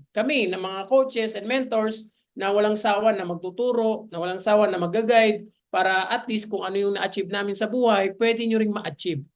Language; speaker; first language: Filipino; native; Filipino